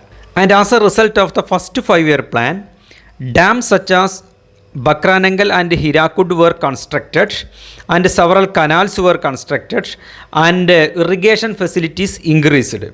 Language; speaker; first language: English; non-native, local second language; Malayalam